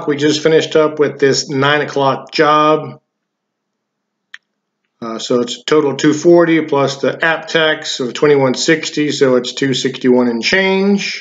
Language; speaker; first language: English; native; English